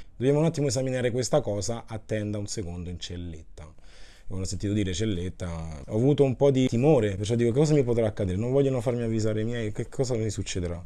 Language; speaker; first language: Italian; early bilingual, other home language; Kabuverdianu